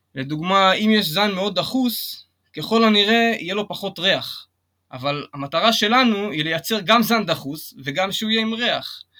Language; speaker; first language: Hebrew; native; Hebrew